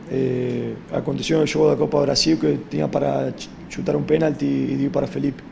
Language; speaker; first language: Portuguese; non-native, fluent; Spanish